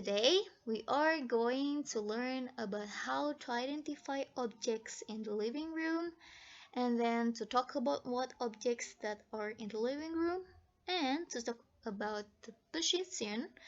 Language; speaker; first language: English; non-native, fluent; Indonesian